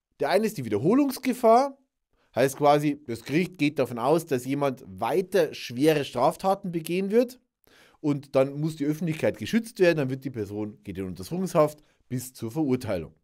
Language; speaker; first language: German; native; German